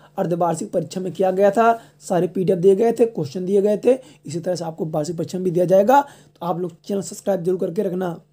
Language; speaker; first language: Hindi; native; Hindi